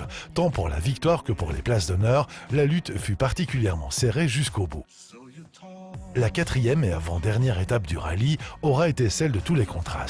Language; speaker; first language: French; native; French